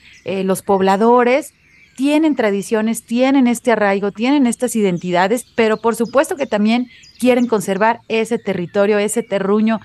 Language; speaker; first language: Spanish; native; Spanish